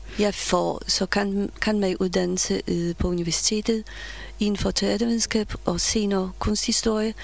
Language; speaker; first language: Danish; non-native, fluent; Polish